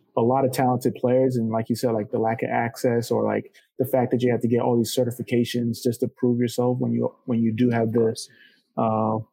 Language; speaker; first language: English; native; English